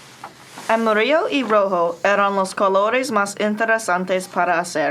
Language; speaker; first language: Spanish; non-native, learner; English